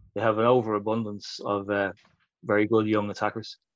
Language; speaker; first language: English; native; English